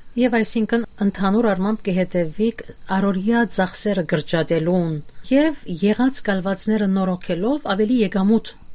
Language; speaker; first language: Armenian; native; Armenian